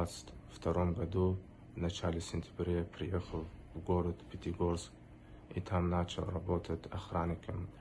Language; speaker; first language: Russian; non-native, fluent; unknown